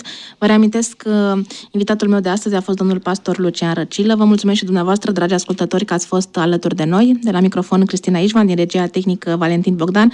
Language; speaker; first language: Romanian; native; Romanian